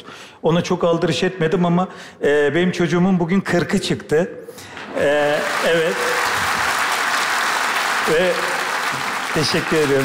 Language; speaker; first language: Turkish; native; Turkish